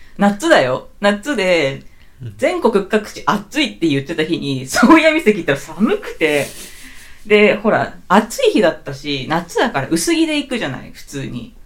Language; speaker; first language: Japanese; native; Japanese